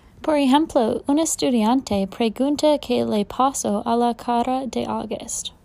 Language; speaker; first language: Spanish; non-native, learner; English